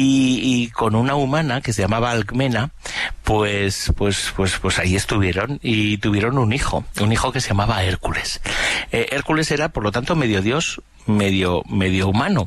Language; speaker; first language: Spanish; native; Spanish